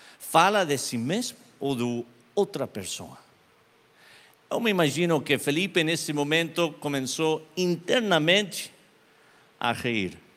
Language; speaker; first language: Portuguese; non-native, learner; Spanish